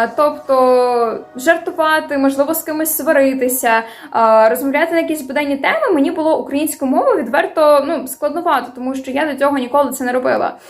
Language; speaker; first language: Ukrainian; non-native, local second language; Russian